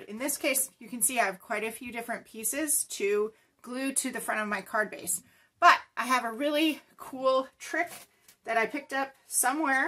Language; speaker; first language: English; native; English